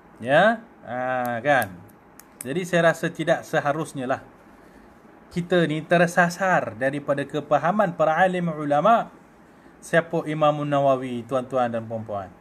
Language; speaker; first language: Malay; native; Malay